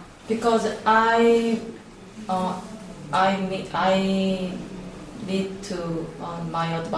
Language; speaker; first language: English; non-native, learner; Korean